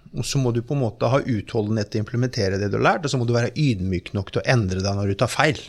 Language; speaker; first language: Norwegian; native; Norwegian